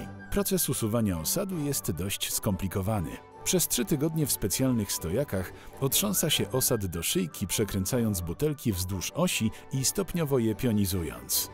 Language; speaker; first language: Polish; native; Polish